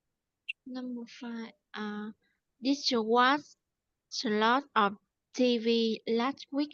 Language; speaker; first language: English; non-native, learner; Vietnamese